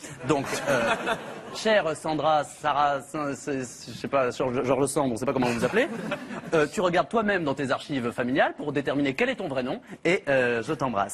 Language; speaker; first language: French; native; French